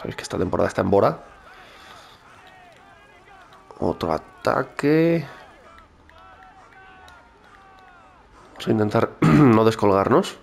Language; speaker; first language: Spanish; native; Spanish